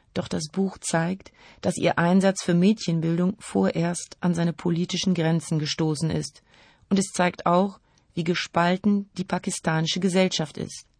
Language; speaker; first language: German; native; German